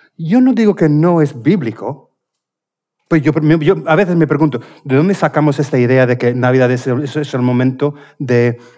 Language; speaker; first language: Spanish; non-native, fluent; English